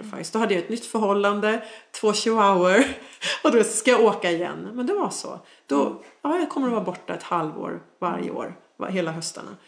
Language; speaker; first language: Swedish; native; Swedish